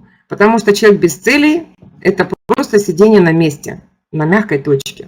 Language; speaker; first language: Russian; native; Russian